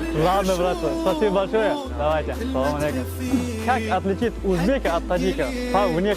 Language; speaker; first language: Russian; non-native, fluent; Uzbek